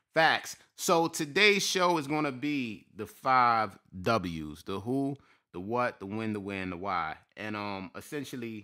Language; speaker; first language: English; native; English